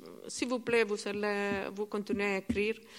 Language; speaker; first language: French; non-native, learner; Italian